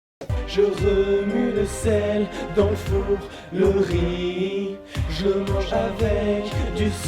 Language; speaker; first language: French; native; French